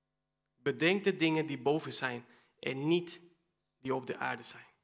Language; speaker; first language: Dutch; non-native, fluent; Spanish